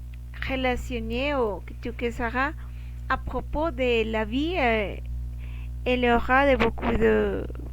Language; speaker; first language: French; non-native, learner; Spanish